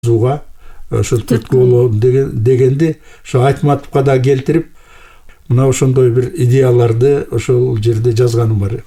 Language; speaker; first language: Kyrgyz; native; Kyrgyz